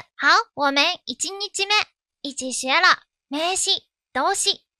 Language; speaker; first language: Chinese; non-native, fluent; Japanese